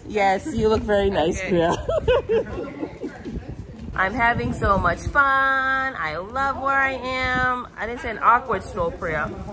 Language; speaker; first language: English; early bilingual, other home language; Spanish